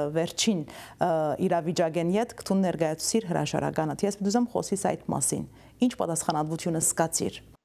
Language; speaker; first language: Armenian; early bilingual, heritage; Armenian